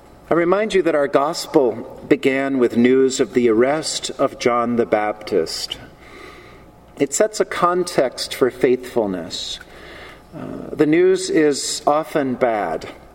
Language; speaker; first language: English; native; English